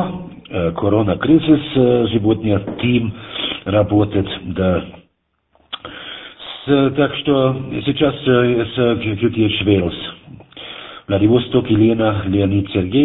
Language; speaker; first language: Russian; non-native, learner; German